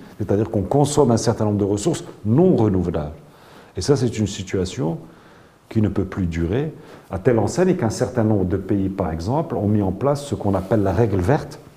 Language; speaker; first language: French; non-native, local second language; Arabic